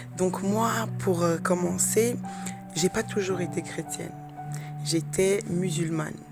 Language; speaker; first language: French; early bilingual, other home language; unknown